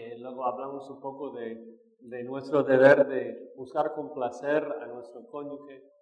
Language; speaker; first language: Spanish; non-native, fluent; English